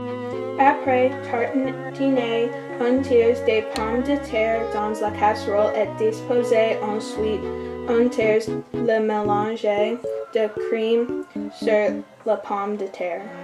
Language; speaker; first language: French; non-native, learner; English